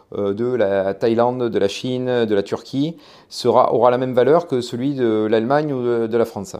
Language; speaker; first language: French; native; French